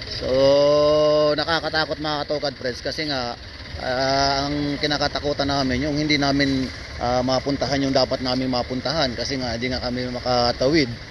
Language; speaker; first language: Filipino; native; Filipino